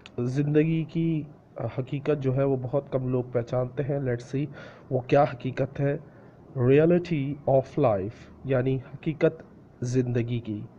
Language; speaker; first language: Hindi; non-native, local second language; Punjabi